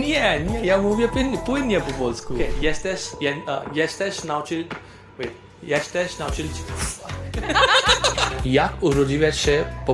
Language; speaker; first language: Polish; non-native, learner; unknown